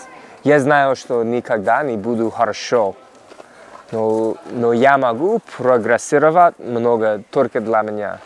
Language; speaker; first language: Russian; non-native, learner; English